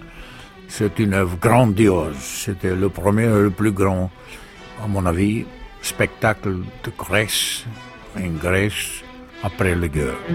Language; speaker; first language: French; non-native, learner; Greek